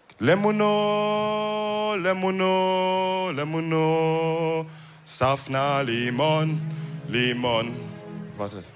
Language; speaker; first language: German; early bilingual, other home language; Wolof